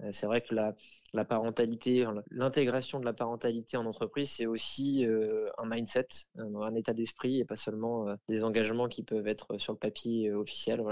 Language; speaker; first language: French; native; French